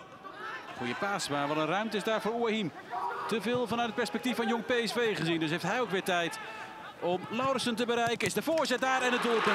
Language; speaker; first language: Dutch; native; Dutch